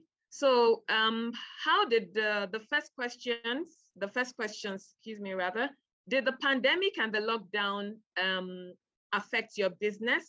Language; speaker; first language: English; non-native, local second language; Yoruba